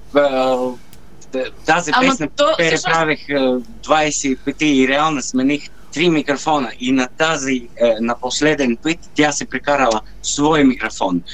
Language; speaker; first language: Bulgarian; non-native, learner; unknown